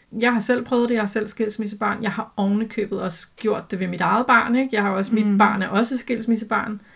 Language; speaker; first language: Danish; native; Danish